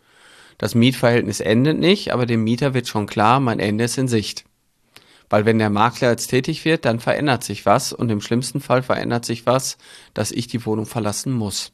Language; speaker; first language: German; native; German